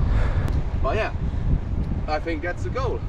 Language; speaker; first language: English; non-native, fluent; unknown